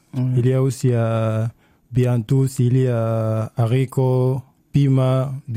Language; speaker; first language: French; non-native, learner; Arabic